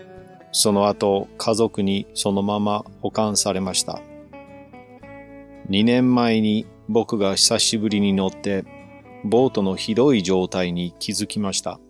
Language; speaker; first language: Japanese; non-native, fluent; English